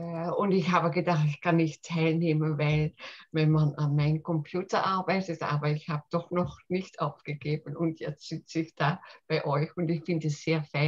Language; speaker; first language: German; non-native, fluent; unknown